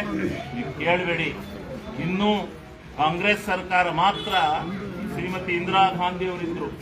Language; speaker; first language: Kannada; native; Kannada